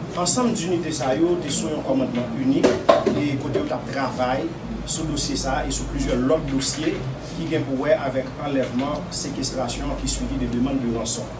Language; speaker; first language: French; non-native, local second language; Haitian Creole